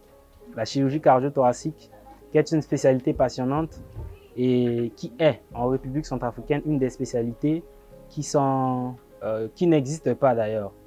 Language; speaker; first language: French; non-native, local second language; Sango